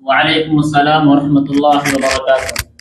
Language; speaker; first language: Arabic; non-native, learner; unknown